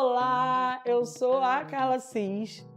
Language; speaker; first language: Portuguese; native; Portuguese